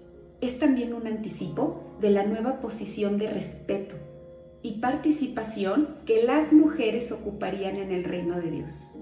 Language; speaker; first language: Spanish; native; Spanish